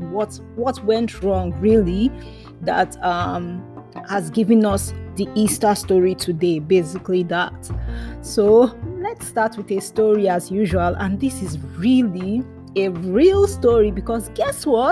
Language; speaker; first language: English; non-native, local second language; Yoruba